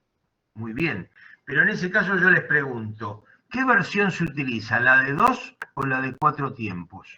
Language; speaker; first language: Spanish; native; Spanish